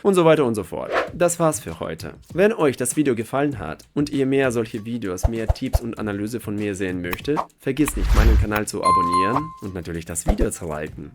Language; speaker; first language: German; non-native, fluent; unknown